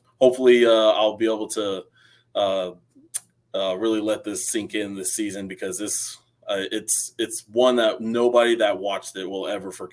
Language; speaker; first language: English; native; English